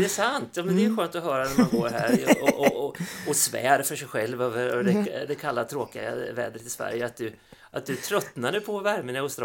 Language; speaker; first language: Swedish; native; Swedish